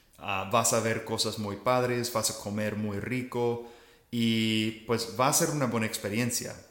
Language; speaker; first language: Spanish; non-native, fluent; English